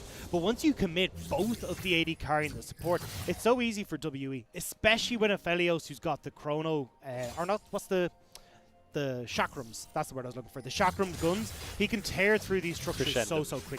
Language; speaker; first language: English; native; English